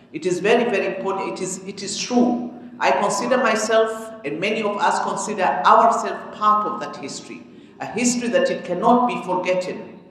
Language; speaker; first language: English; early bilingual, other home language; Arabic